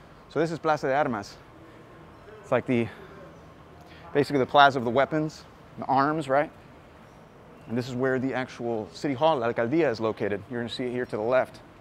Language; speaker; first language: English; early bilingual, other home language; Spanish